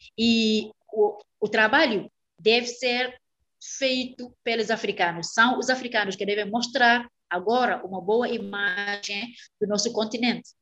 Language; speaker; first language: Portuguese; non-native, fluent; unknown